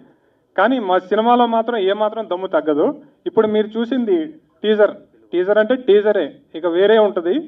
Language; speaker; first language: Telugu; native; Telugu